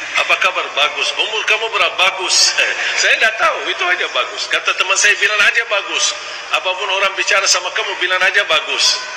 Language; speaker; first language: Malay; non-native, fluent; Arabic